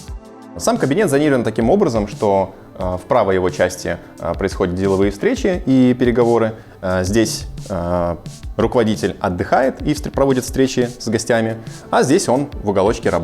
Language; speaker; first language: Russian; native; Russian